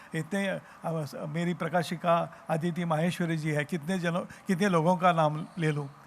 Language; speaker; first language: Hindi; non-native, local second language; Marathi